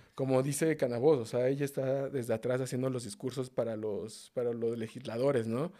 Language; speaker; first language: Spanish; native; Spanish